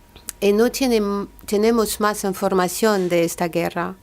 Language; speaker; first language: Spanish; non-native, learner; French